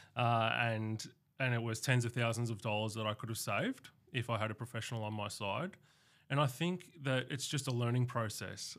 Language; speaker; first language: English; native; English